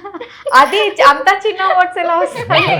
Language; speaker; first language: Telugu; non-native, fluent; Odia